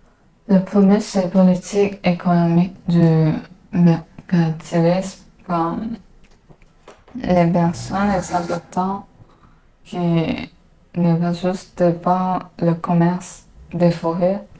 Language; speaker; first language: French; non-native, learner; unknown